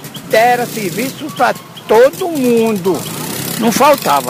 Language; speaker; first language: Portuguese; native; Portuguese